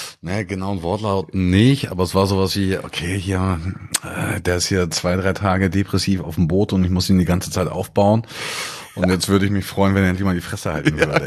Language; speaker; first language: German; native; German